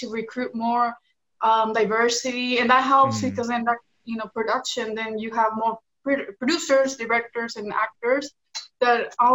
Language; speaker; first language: English; early bilingual, other home language; Spanish